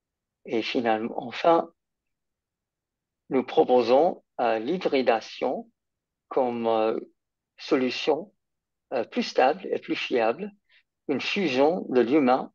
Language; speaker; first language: French; non-native, fluent; English